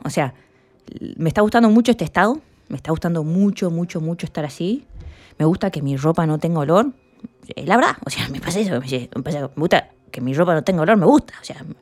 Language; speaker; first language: Spanish; native; Spanish